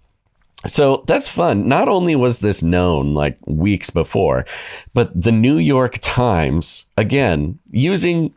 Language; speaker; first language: English; native; English